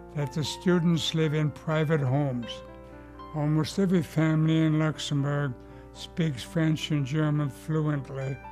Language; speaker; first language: English; early bilingual, other home language; Luxembourgish